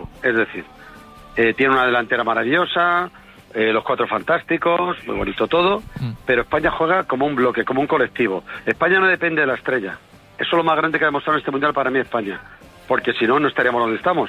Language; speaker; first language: Spanish; native; Spanish